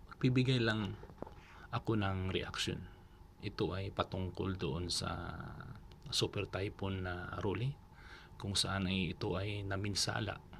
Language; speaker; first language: Filipino; non-native, local second language; Bikol